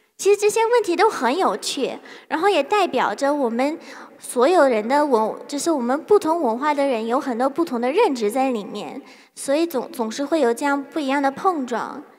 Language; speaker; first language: Chinese; non-native, fluent; English